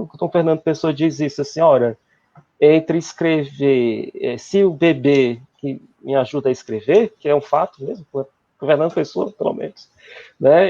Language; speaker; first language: Portuguese; native; Portuguese